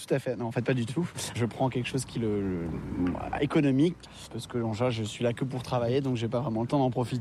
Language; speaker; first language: French; native; French